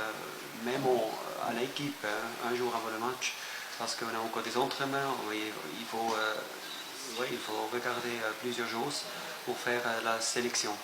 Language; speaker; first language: French; non-native, fluent; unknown